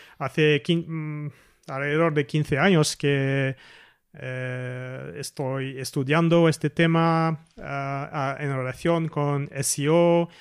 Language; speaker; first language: Spanish; non-native, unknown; French